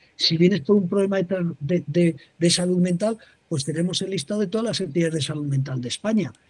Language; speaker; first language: Spanish; native; Spanish